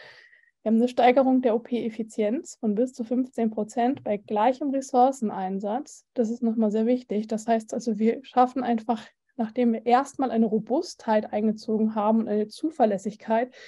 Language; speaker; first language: German; native; German